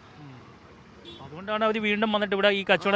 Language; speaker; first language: Malayalam; native; Malayalam